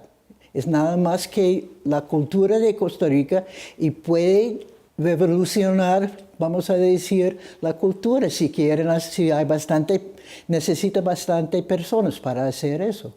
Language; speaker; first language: Spanish; non-native, fluent; English